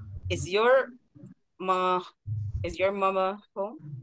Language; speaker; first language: English; non-native, fluent; Indonesian